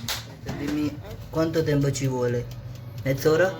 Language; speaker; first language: Italian; non-native, learner; Urdu